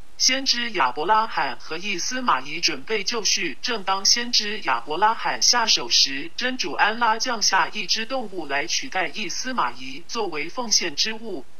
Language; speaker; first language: Chinese; non-native, local second language; Cantonese